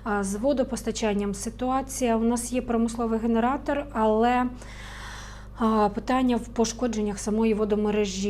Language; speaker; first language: Ukrainian; native; Ukrainian